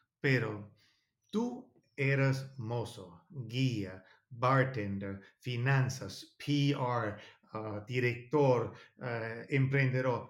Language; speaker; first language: Spanish; non-native, learner; Danish